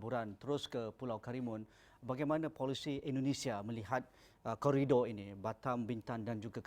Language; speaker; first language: Malay; native; Malay